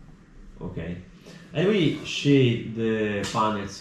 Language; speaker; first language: English; non-native, learner; Italian